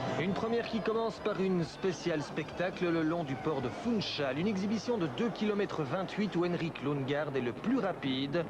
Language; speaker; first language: French; native; French